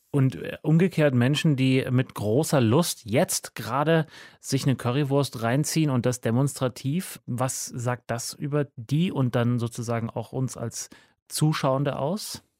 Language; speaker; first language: German; native; German